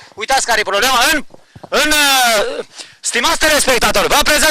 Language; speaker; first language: Romanian; native; Romanian